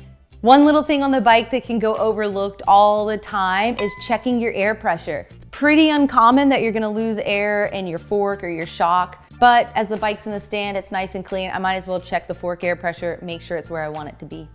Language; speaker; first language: English; native; English